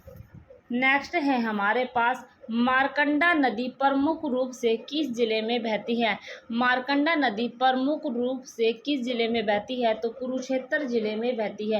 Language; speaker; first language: Hindi; native; Hindi